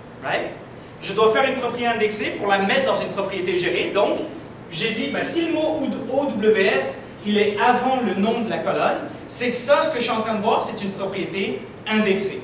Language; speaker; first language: French; native; French